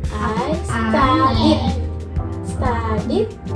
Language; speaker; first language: English; non-native, learner; Indonesian